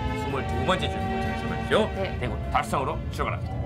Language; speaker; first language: Korean; native; Korean